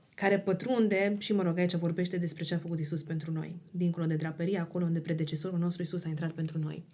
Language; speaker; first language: Romanian; native; Romanian